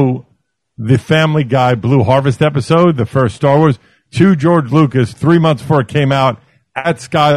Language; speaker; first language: English; native; English